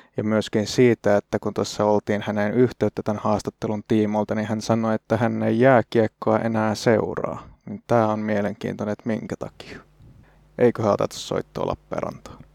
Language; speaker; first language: Finnish; native; Finnish